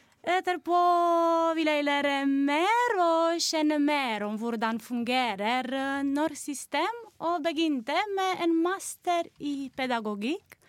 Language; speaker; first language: Norwegian; non-native, learner; Romanian